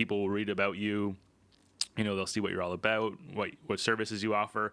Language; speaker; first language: English; native; English